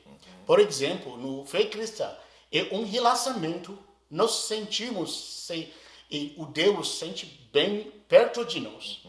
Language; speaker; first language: Portuguese; non-native, learner; Arabic